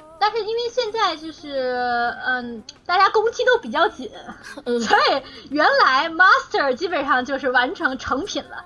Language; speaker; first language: Chinese; native; Chinese